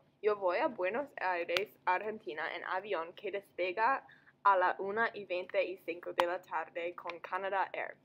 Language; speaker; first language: Spanish; non-native, learner; English